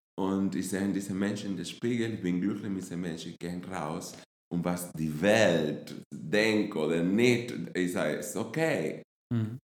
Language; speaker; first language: German; non-native, fluent; Spanish